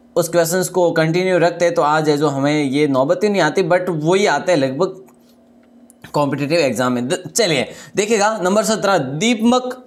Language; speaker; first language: Hindi; native; Hindi